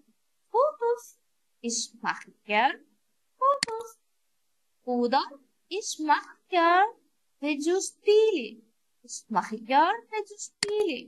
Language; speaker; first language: German; non-native, learner; Arabic